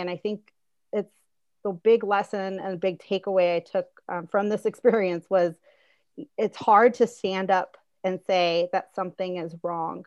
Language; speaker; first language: English; early bilingual, other home language; Spanish